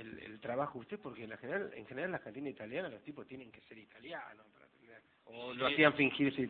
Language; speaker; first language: Spanish; native; Spanish